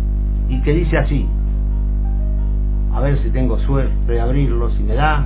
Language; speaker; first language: Spanish; native; Spanish